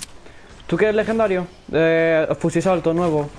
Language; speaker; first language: Spanish; non-native, learner; English